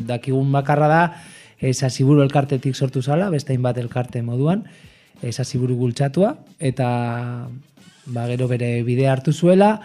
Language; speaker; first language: Basque; non-native, local second language; Spanish